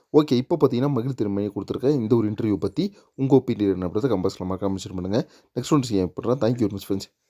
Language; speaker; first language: Tamil; native; Tamil